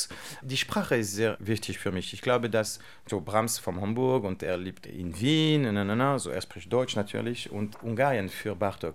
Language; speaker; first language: German; non-native, learner; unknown